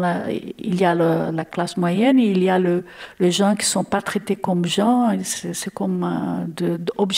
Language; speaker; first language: French; non-native, learner; Portuguese